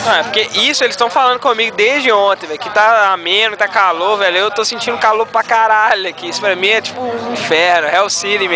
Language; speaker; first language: Portuguese; native; Portuguese